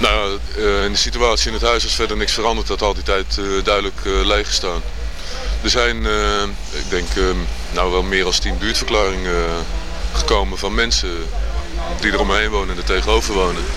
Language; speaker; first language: Dutch; native; Dutch